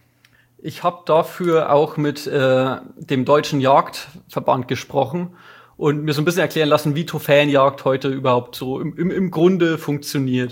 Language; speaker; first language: German; native; German